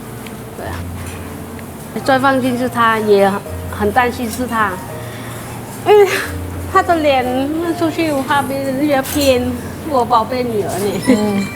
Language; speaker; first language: Chinese; non-native, fluent; Vietnamese